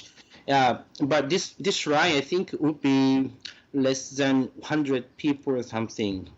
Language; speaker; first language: English; non-native, fluent; Japanese